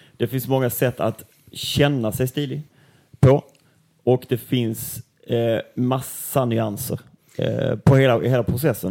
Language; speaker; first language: Swedish; native; Swedish